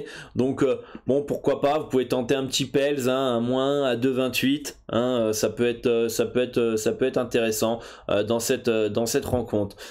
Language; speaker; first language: French; native; French